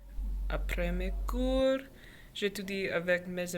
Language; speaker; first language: French; non-native, learner; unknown